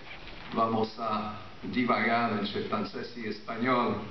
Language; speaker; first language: Spanish; non-native, fluent; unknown